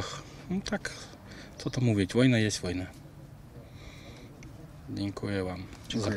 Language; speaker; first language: Polish; non-native, learner; Ukrainian